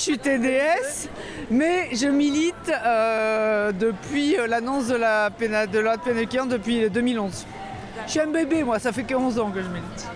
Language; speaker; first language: French; native; French